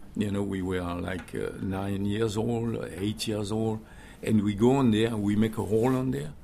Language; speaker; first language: English; non-native, learner; French